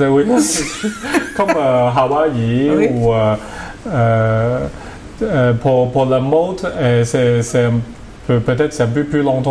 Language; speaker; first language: French; non-native, learner; Cantonese